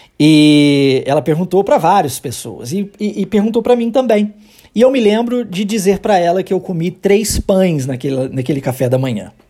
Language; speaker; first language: Portuguese; early bilingual, heritage; English